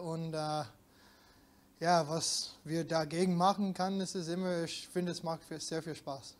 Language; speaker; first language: German; non-native, fluent; English